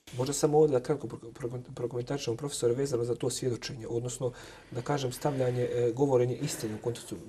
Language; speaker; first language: Bosnian; native; Bosnian